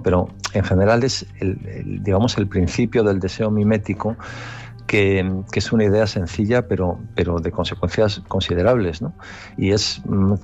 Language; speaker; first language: Spanish; native; Spanish